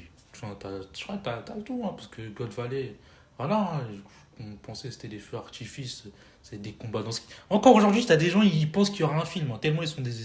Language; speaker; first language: French; native; French